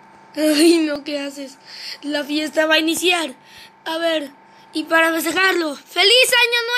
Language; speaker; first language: Spanish; native; Spanish